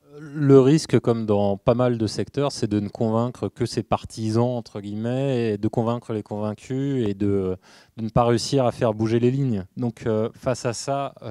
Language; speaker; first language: French; native; French